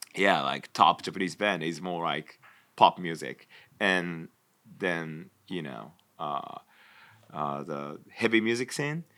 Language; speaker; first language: English; non-native, fluent; Japanese